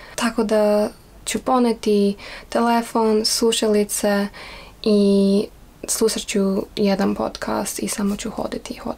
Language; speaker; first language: Serbian; early bilingual, heritage; Serbian